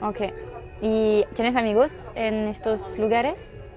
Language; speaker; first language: Spanish; non-native, learner; French